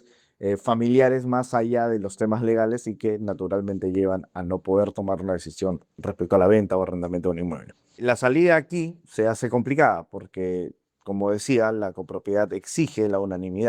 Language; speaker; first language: Spanish; native; Spanish